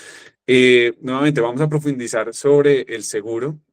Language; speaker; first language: Spanish; native; Spanish